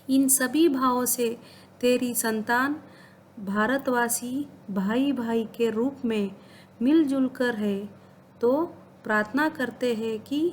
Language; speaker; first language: Hindi; non-native, local second language; Kannada